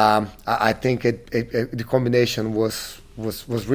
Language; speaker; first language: English; non-native, fluent; Portuguese